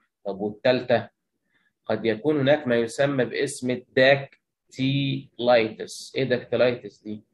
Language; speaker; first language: Arabic; native; Arabic